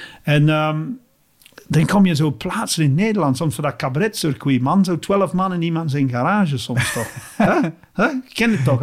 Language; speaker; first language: Dutch; non-native, fluent; English